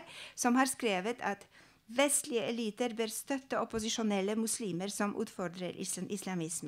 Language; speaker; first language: Norwegian; non-native, fluent; Polish